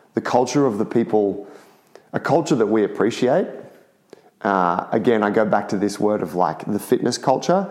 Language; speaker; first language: English; native; English